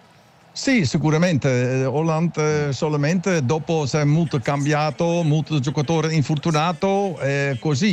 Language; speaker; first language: Italian; non-native, learner; Dutch